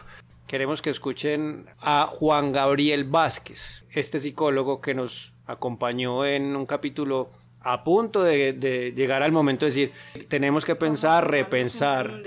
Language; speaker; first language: Spanish; native; Spanish